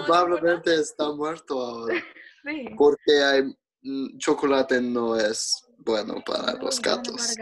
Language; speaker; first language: Spanish; non-native, learner; English